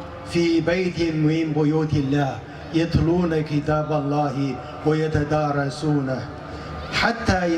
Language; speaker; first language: Arabic; non-native, fluent; Chinese